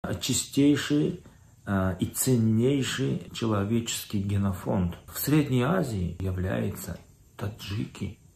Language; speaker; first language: Russian; non-native, local second language; Turkmen